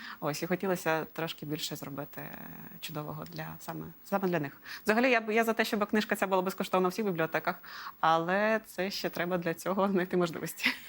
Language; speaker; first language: Ukrainian; non-native, local second language; Russian